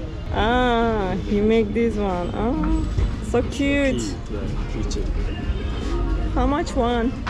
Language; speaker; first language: English; non-native, learner; Turkish